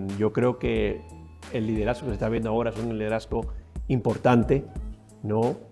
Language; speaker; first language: Spanish; early bilingual, heritage; Spanish